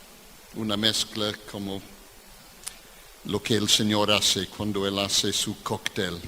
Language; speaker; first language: Spanish; non-native, fluent; English